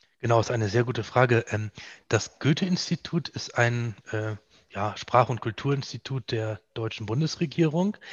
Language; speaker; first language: German; native; German